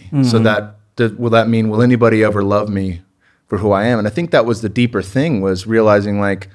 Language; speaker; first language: English; native; English